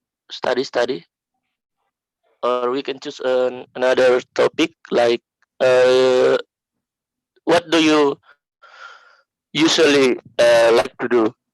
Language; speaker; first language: English; non-native, learner; Indonesian